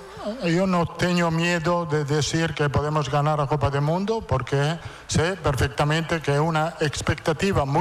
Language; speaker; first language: Portuguese; non-native, fluent; Italian